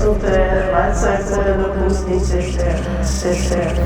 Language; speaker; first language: German; non-native, learner; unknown